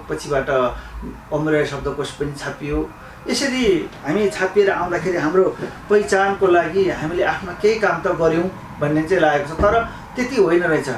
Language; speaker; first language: Nepali; non-native, local second language; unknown